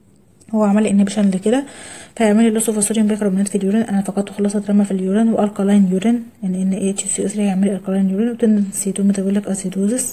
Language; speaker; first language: Arabic; native; Arabic